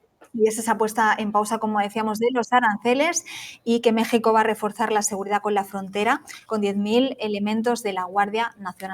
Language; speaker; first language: Spanish; native; Spanish